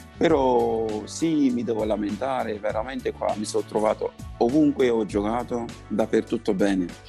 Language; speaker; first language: Italian; non-native, fluent; Wolof